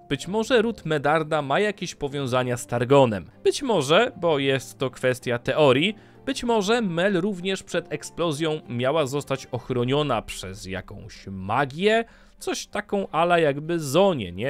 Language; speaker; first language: Polish; native; Polish